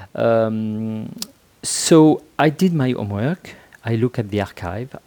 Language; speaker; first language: English; non-native, fluent; French